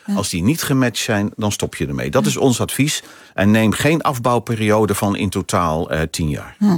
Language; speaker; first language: Dutch; native; Dutch